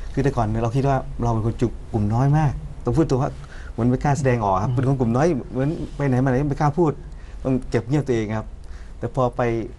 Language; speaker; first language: Thai; non-native, local second language; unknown